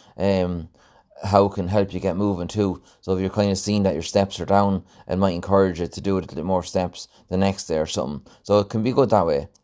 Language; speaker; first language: English; native; English